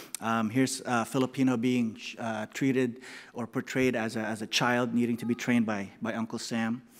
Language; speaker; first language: English; non-native, local second language; Filipino